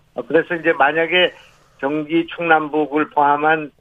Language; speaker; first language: Korean; native; Korean